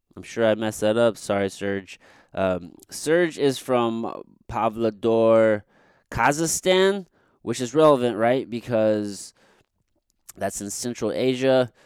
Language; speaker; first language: English; native; English